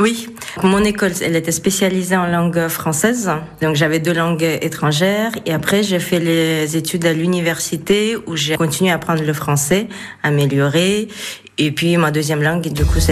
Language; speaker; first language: French; non-native, fluent; Russian